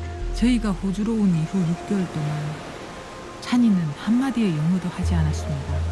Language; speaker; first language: Korean; native; Korean